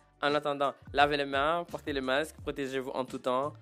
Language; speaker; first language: French; non-native, local second language; Wolof